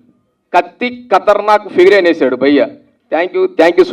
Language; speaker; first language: Telugu; native; Telugu